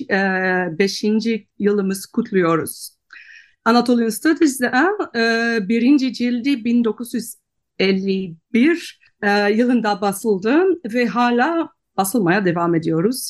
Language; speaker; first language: Turkish; non-native, fluent; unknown